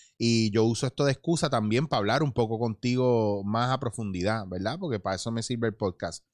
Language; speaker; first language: Spanish; native; Spanish